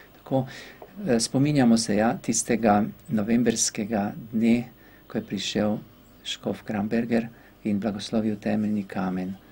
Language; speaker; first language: Slovenian; native; Slovenian